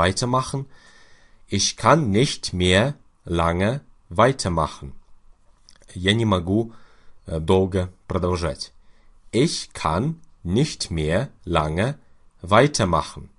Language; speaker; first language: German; non-native, fluent; Russian